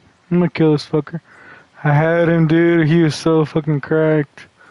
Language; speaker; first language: English; early bilingual, other home language; Spanish